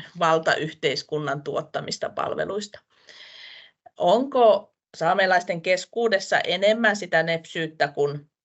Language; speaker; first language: Finnish; non-native, local second language; Northern Sami